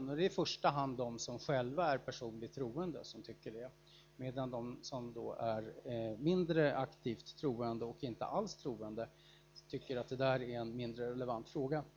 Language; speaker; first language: Swedish; native; Swedish